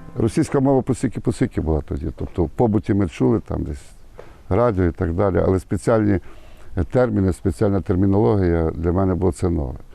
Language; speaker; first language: Ukrainian; native; Ukrainian